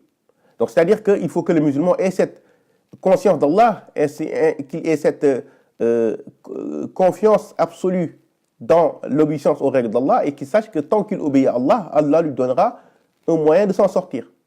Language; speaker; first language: French; native; French